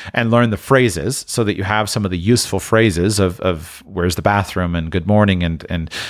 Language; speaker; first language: English; native; English